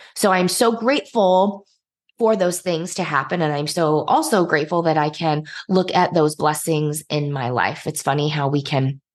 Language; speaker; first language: English; native; English